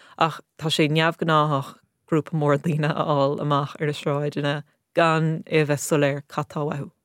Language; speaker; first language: Irish; non-native, local second language; English